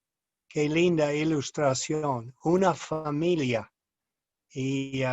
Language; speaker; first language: Spanish; non-native, fluent; English